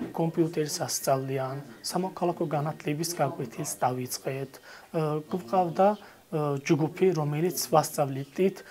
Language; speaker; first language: Georgian; non-native, local second language; Azerbaijani